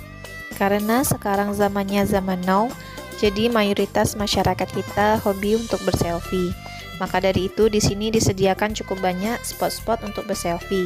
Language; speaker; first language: Indonesian; native; Indonesian